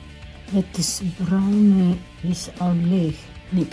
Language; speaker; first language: Dutch; non-native, learner; Indonesian